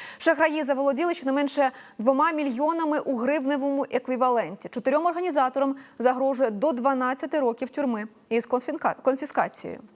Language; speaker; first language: Ukrainian; native; Ukrainian